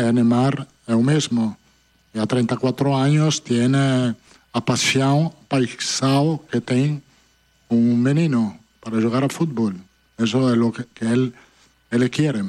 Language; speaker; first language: Spanish; non-native, fluent; Italian